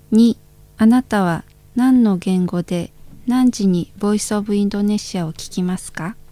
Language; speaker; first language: Japanese; non-native, learner; Indonesian